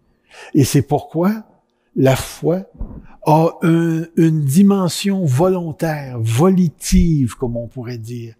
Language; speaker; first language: French; native; French